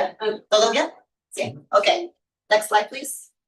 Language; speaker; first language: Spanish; early bilingual, heritage; Spanish